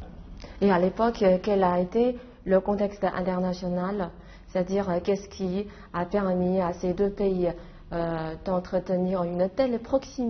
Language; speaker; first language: French; non-native, fluent; Chinese